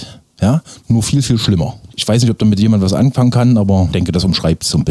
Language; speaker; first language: German; native; German